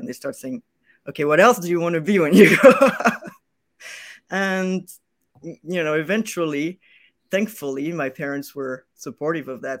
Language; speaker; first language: English; non-native, fluent; French